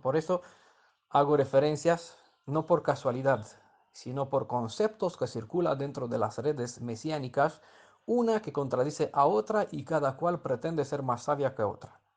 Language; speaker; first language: Spanish; non-native, fluent; Romanian